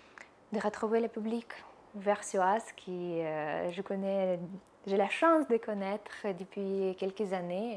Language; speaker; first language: French; non-native, fluent; Russian